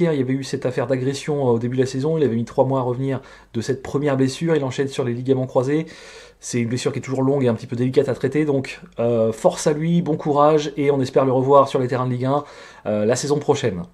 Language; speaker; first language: French; native; French